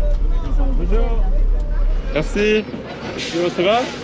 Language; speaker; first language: French; native; French